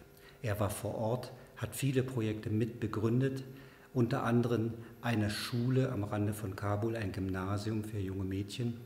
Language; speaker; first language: German; native; German